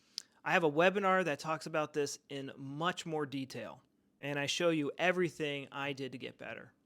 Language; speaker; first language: English; native; English